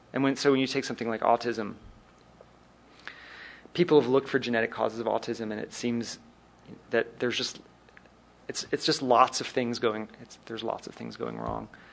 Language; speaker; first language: English; native; English